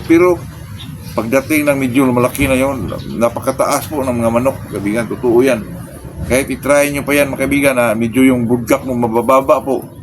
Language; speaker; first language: Filipino; non-native, local second language; Cebuano